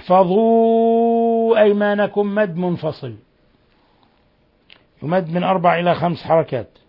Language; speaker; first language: Arabic; native; Arabic